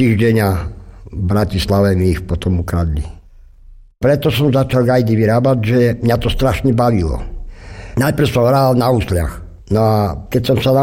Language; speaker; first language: Slovak; native; Slovak